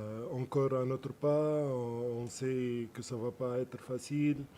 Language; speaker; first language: French; non-native, local second language; Arabic